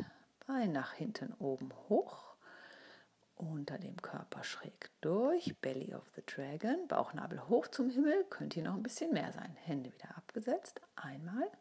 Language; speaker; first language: German; native; German